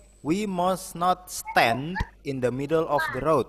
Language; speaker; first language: English; non-native, fluent; Indonesian